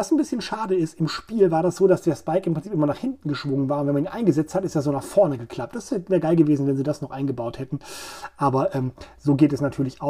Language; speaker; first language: German; native; German